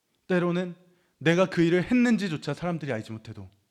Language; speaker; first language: Korean; native; Korean